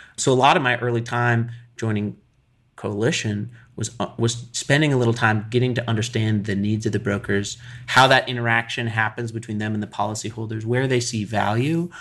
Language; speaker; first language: English; native; English